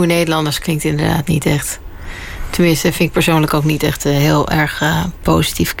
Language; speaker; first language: Dutch; native; Dutch